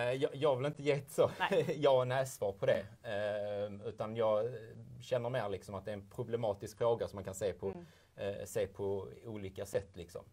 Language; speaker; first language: Swedish; native; Swedish